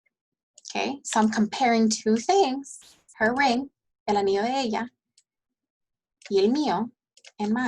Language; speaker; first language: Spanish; early bilingual, heritage; Spanish